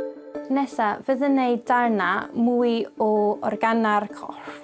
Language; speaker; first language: Welsh; non-native, learner; English